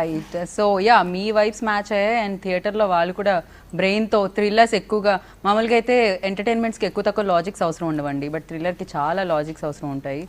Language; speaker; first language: Telugu; native; Telugu